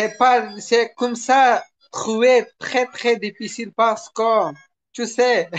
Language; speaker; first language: French; non-native, learner; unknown